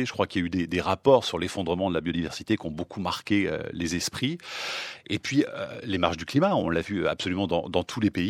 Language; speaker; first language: French; native; French